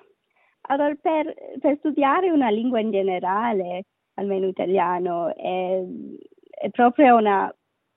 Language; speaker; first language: Italian; non-native, fluent; Sinhala